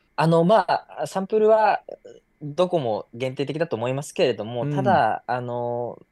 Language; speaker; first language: Japanese; native; Japanese